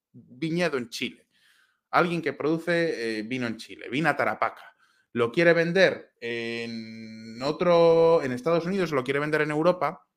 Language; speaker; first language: Spanish; native; Spanish